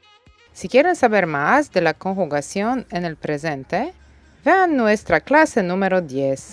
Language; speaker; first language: Spanish; non-native, fluent; Polish